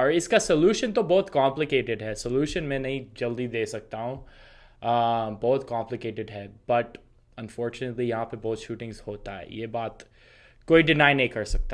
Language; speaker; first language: Hindi; non-native, fluent; English